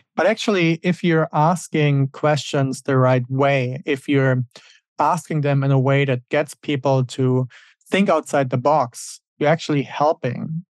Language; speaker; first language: English; non-native, fluent; German